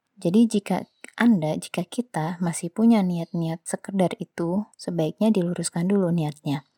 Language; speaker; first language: Indonesian; non-native, local second language; Javanese